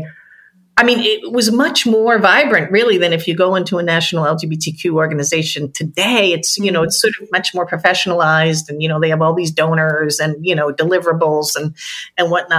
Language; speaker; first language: English; native; English